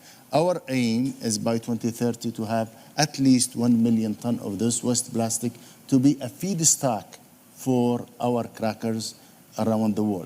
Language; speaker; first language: English; non-native, fluent; Arabic